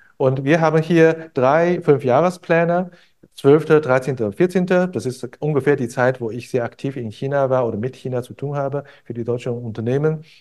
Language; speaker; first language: German; non-native, fluent; Chinese